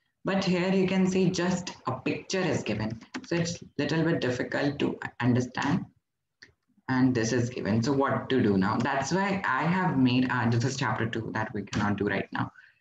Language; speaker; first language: English; non-native, local second language; Hindi